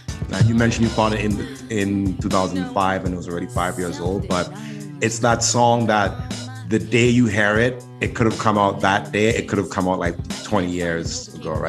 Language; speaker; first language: English; native; English